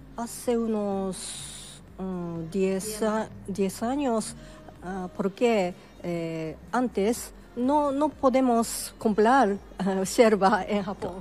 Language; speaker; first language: Spanish; non-native, learner; Japanese